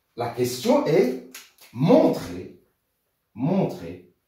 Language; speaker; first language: French; non-native, local second language; Arabic